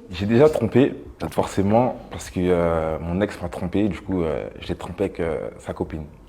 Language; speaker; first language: French; native; French